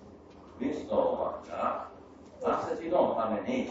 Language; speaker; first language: Japanese; non-native, fluent; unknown